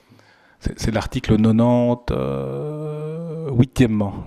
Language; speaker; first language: French; native; French